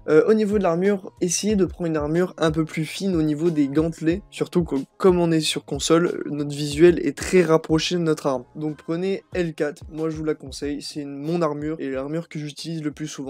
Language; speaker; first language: French; native; French